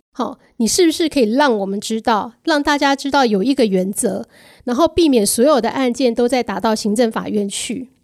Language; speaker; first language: Chinese; native; Chinese